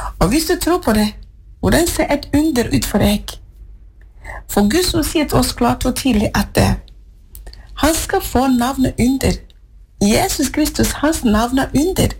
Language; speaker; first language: Norwegian; non-native, fluent; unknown